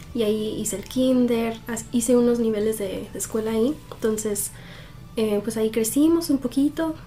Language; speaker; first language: Spanish; early bilingual, heritage; Spanish